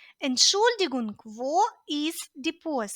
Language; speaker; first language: German; non-native, fluent; Ukrainian